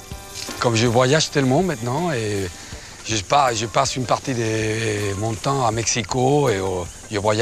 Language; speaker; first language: French; non-native, fluent; Spanish